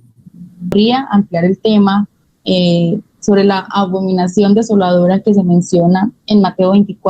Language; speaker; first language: Spanish; native; Spanish